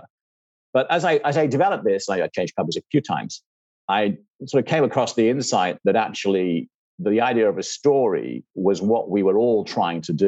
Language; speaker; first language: English; native; English